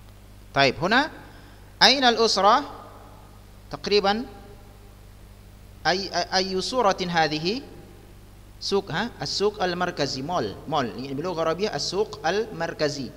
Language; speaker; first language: Arabic; non-native, fluent; Indonesian